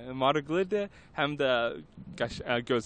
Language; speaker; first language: Turkish; non-native, learner; English